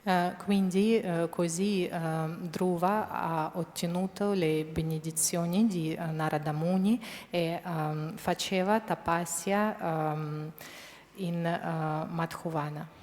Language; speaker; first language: Italian; non-native, fluent; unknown